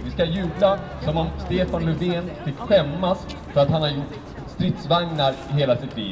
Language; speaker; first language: Swedish; native; Swedish